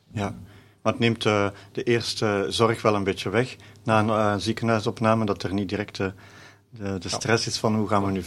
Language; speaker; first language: Dutch; native; Dutch